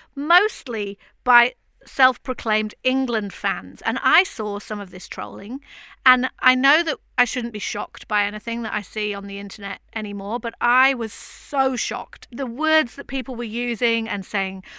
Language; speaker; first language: English; native; English